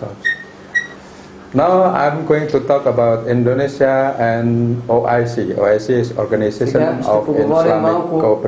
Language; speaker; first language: English; non-native, fluent; Indonesian